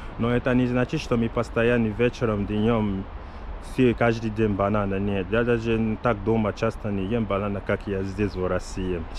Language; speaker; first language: Russian; non-native, learner; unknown